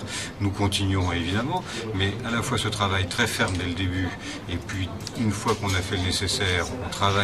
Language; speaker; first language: French; native; French